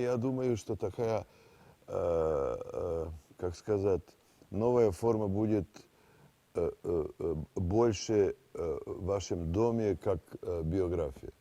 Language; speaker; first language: Russian; non-native, fluent; Serbian